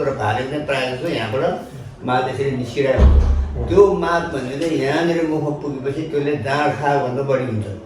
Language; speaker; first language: Nepali; non-native, local second language; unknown